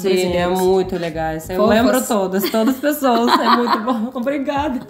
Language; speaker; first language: Portuguese; non-native, learner; Russian